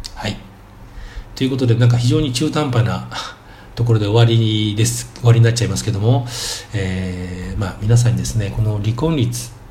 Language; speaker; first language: Japanese; native; Japanese